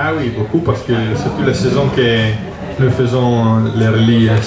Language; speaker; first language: French; non-native, learner; Italian